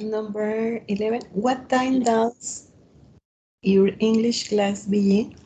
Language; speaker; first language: English; non-native, learner; Spanish